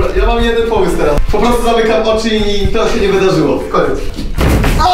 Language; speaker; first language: Polish; native; Polish